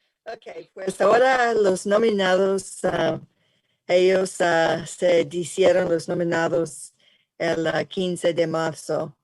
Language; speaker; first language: Spanish; early bilingual, heritage; English